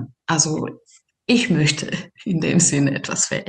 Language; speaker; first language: German; non-native, fluent; Serbian